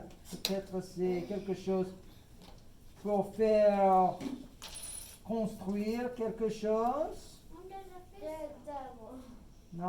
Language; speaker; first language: French; non-native, fluent; English